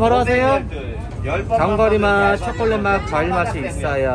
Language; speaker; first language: Korean; native; Korean